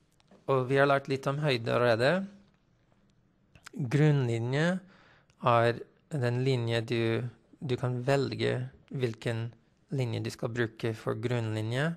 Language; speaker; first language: Norwegian; non-native, fluent; English